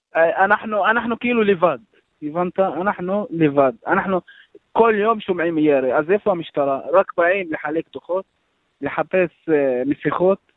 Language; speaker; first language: Hebrew; non-native, local second language; Arabic